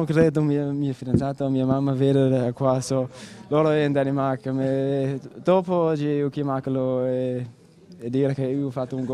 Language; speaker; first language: Italian; non-native, learner; Danish